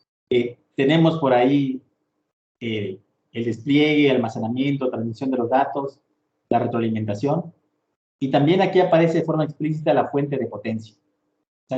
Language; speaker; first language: Spanish; native; Spanish